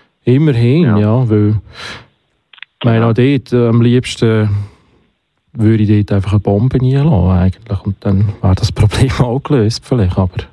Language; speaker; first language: German; native; German